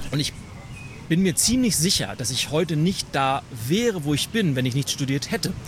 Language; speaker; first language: German; native; German